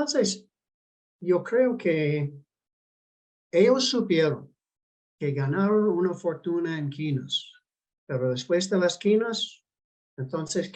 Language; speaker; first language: Spanish; non-native, fluent; English